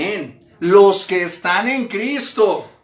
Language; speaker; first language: Spanish; native; Spanish